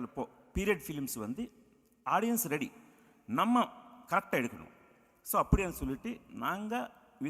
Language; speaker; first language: Tamil; non-native, local second language; Telugu